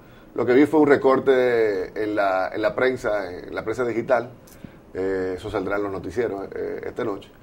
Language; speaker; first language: Spanish; native; Spanish